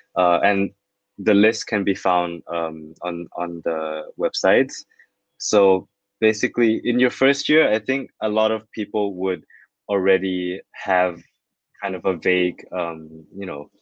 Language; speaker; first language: English; non-native, fluent; Thai